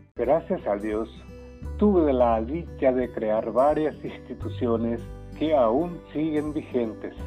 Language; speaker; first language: Spanish; non-native, local second language; Guarani